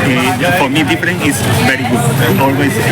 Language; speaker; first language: English; non-native, learner; Spanish